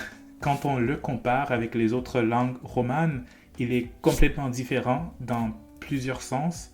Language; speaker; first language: French; non-native, fluent; English